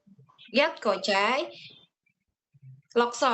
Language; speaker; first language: Cantonese; non-native, learner; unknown